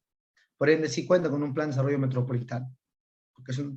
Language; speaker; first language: Spanish; native; Spanish